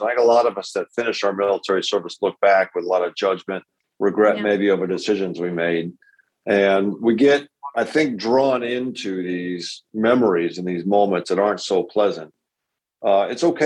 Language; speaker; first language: English; native; English